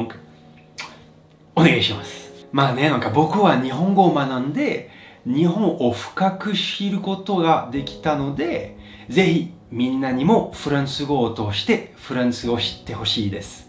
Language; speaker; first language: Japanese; non-native, fluent; French